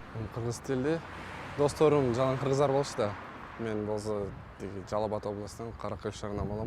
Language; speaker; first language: Kyrgyz; non-native, local second language; Russian